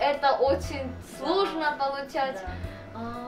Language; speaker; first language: Russian; non-native, fluent; Korean